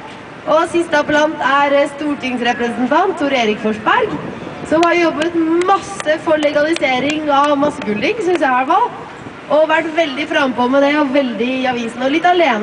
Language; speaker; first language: Norwegian; native; Norwegian